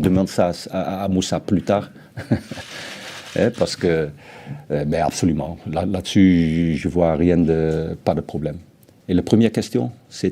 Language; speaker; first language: French; non-native, fluent; Dutch